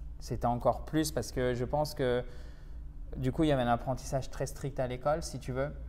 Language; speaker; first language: French; native; French